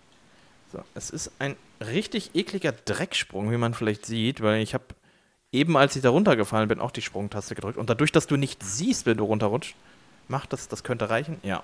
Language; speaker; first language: German; native; German